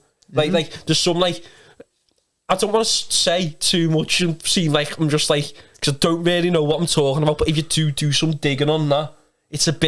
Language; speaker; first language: English; native; English